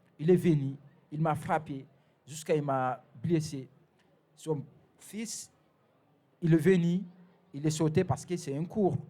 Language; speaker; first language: French; non-native, fluent; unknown